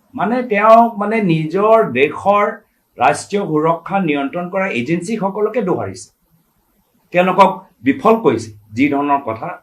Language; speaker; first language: Assamese; native; Assamese